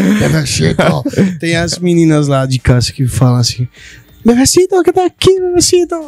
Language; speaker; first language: Portuguese; non-native, fluent; Spanish